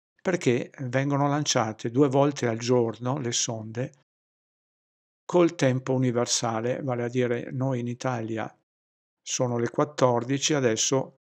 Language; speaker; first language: Italian; native; Italian